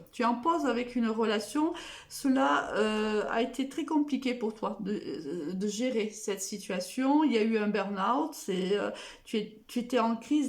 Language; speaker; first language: French; native; French